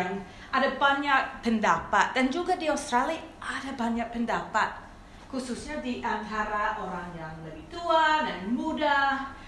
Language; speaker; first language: Indonesian; non-native, fluent; English